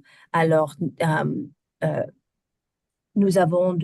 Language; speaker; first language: French; non-native, learner; German